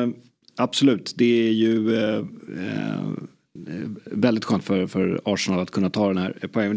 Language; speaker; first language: Swedish; native; Swedish